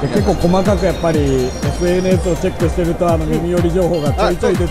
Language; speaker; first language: Japanese; native; Japanese